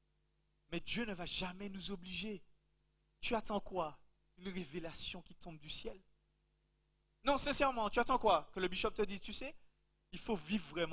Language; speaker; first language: French; native; French